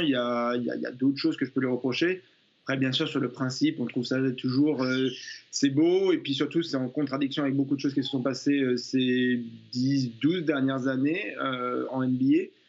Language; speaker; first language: French; native; French